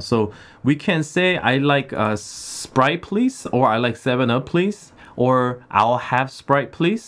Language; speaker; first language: English; early bilingual, other home language; Korean